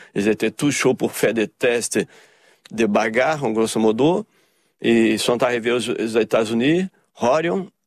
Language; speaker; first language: French; early bilingual, heritage; Portuguese